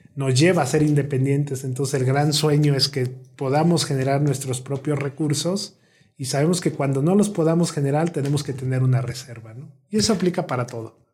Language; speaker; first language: Spanish; native; Spanish